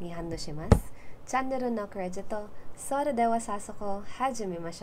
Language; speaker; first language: Japanese; non-native, learner; Filipino